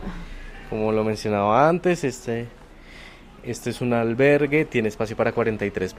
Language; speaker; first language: Spanish; native; Spanish